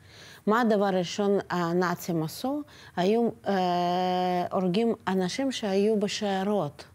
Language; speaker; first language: Hebrew; non-native, fluent; Russian